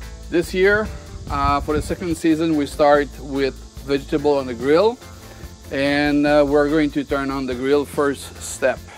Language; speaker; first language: English; non-native, fluent; French